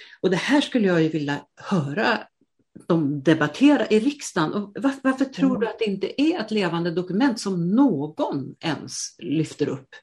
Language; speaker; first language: Swedish; native; Swedish